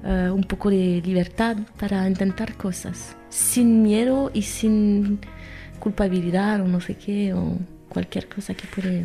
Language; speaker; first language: Spanish; non-native, fluent; French